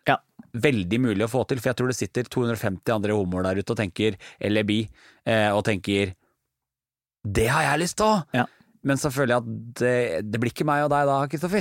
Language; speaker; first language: Norwegian; native; Norwegian